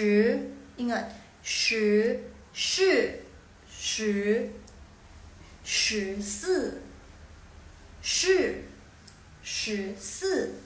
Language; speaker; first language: Chinese; non-native, fluent; Indonesian